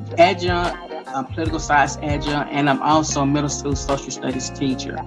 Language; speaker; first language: English; native; English